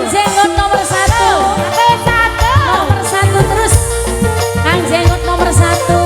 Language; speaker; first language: Indonesian; non-native, local second language; Javanese